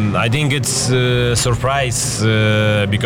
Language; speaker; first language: English; non-native, learner; Ukrainian